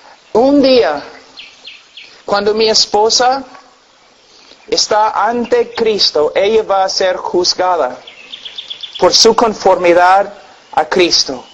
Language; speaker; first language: Spanish; non-native, fluent; English